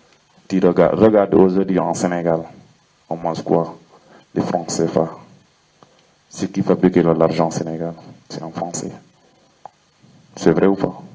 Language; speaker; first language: French; non-native, learner; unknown